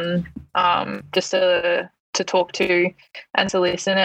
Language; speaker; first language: English; native; English